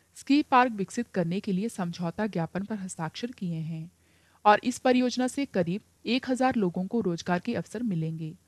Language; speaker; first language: Hindi; native; Hindi